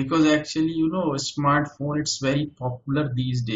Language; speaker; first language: English; non-native, local second language; Hindi